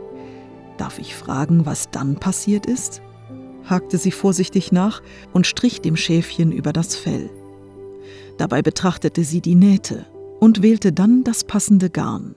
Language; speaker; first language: German; native; German